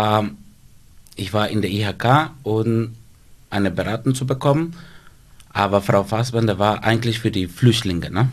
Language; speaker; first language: German; non-native, fluent; Spanish